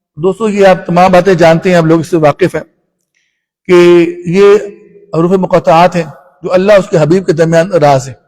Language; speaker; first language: Urdu; non-native, local second language; Punjabi